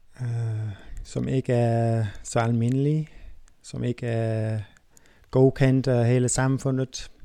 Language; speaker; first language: Danish; non-native, fluent; English